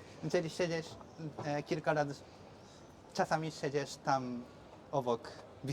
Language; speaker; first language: Polish; non-native, learner; Japanese